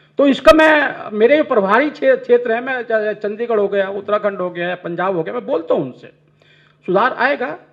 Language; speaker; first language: Hindi; native; Hindi